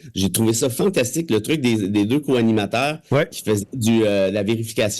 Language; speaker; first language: French; native; French